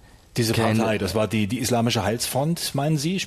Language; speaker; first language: German; native; German